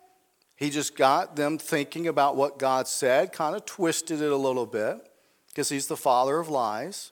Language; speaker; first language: English; native; English